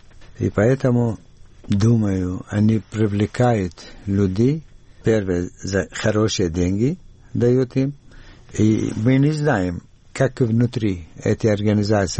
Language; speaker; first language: Russian; non-native, learner; Arabic